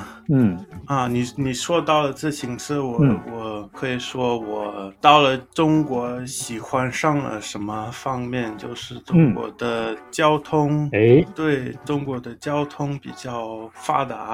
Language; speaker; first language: Chinese; non-native, fluent; English